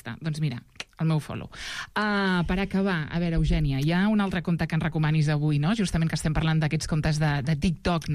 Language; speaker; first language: Catalan; native; Catalan